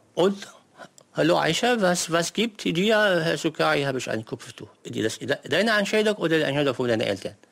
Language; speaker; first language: German; non-native, learner; Arabic